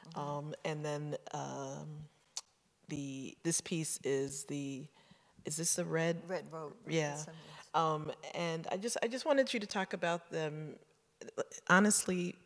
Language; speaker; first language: English; native; English